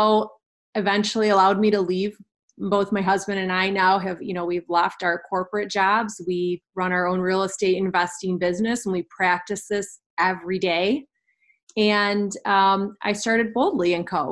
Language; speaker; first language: English; native; English